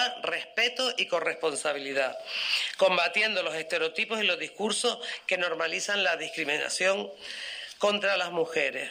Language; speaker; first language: Spanish; native; Spanish